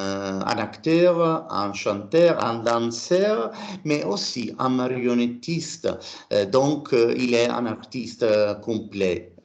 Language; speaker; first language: French; non-native, learner; Italian